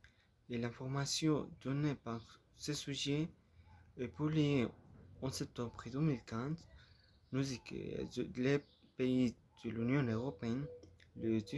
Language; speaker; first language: French; non-native, learner; Spanish